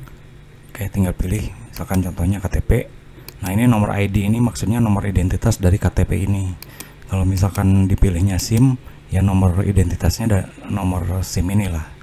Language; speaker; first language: Indonesian; native; Indonesian